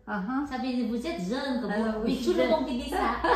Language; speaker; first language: French; non-native, learner; Vietnamese